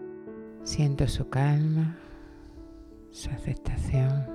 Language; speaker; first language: Spanish; native; Spanish